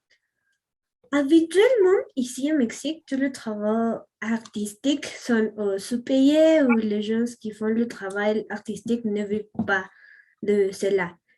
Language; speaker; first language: French; non-native, fluent; Spanish